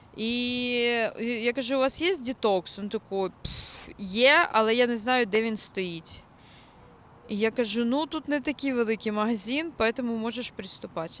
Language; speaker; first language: Ukrainian; non-native, local second language; Russian